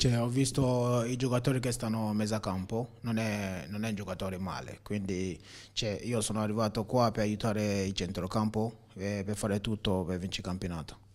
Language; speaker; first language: Italian; non-native, fluent; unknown